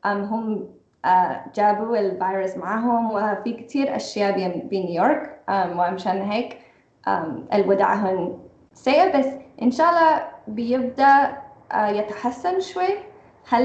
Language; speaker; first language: Arabic; non-native, fluent; English